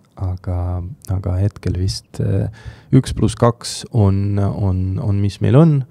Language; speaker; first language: Estonian; non-native, local second language; Russian